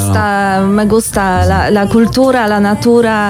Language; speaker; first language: Spanish; non-native, learner; Polish